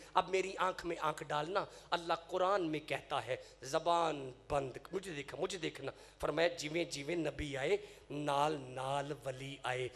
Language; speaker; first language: Urdu; non-native, local second language; Punjabi